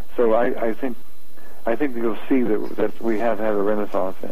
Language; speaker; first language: English; native; English